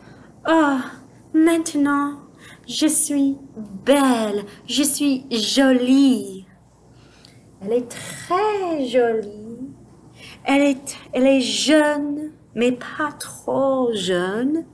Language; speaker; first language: French; non-native, fluent; English